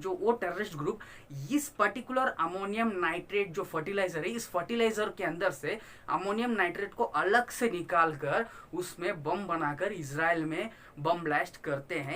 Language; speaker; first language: Hindi; non-native, local second language; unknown